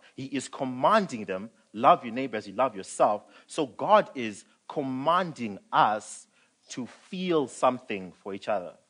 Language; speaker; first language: English; non-native, local second language; Shona